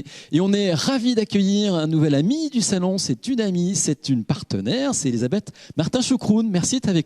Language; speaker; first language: French; native; French